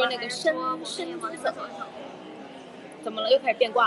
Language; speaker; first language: Chinese; native; Chinese